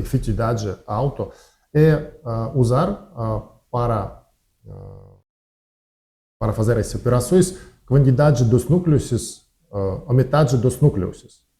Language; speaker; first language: Portuguese; non-native, learner; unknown